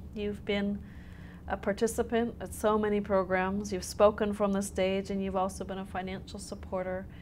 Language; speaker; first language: English; native; English